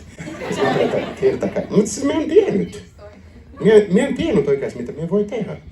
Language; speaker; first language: Finnish; non-native, learner; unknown